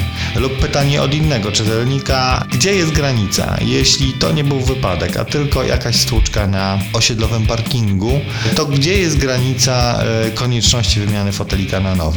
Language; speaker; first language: Polish; native; Polish